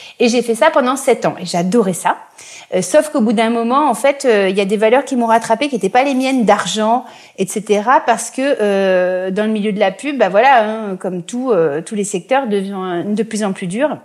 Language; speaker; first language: French; native; French